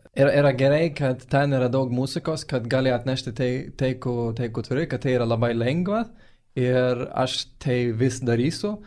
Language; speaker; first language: Lithuanian; non-native, fluent; Swedish